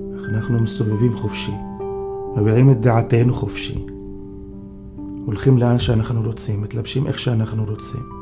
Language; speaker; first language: Hebrew; non-native, local second language; Arabic